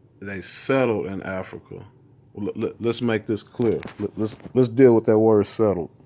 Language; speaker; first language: English; native; English